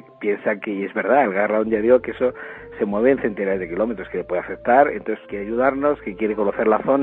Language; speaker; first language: Spanish; native; Spanish